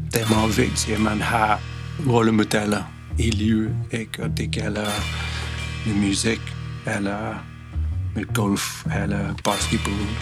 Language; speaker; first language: Danish; non-native, fluent; English